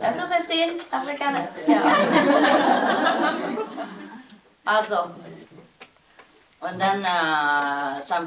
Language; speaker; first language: German; non-native, learner; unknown